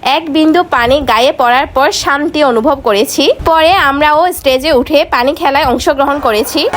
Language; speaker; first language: Bangla; non-native, local second language; Marma